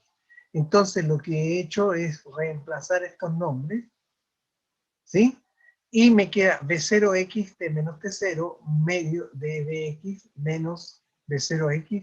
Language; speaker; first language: Spanish; native; Spanish